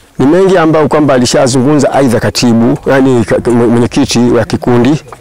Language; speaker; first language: Swahili; native; Swahili